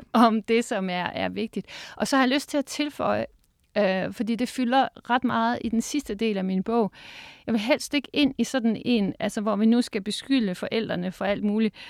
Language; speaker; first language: Danish; native; Danish